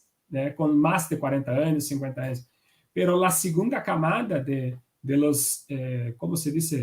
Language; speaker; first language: Spanish; non-native, fluent; Portuguese